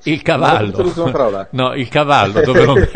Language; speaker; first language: Italian; native; Italian